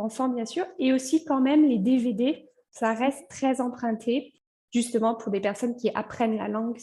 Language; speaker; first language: French; native; French